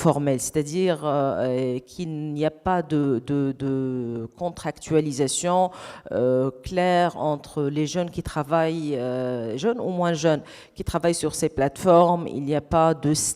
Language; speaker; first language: French; non-native, local second language; Arabic